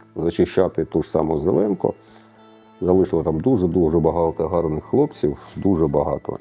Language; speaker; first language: Ukrainian; native; Ukrainian